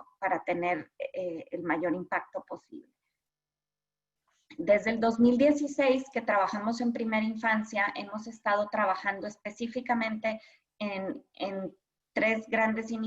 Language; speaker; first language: Spanish; native; Spanish